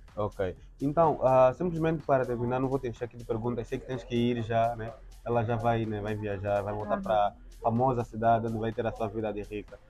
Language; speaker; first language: Portuguese; native; Portuguese